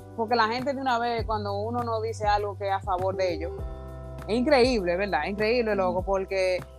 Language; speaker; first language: Spanish; early bilingual, heritage; Spanish